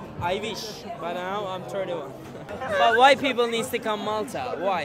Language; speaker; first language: English; non-native, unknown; Turkish